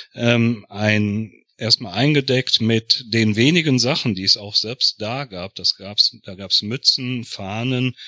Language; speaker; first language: German; native; German